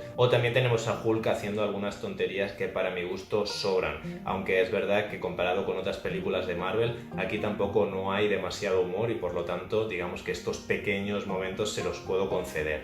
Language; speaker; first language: Spanish; native; Spanish